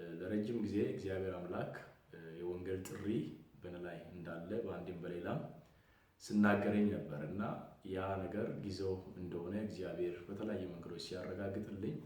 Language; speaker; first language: Amharic; non-native, local second language; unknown